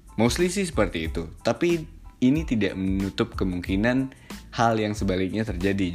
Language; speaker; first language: Indonesian; native; Indonesian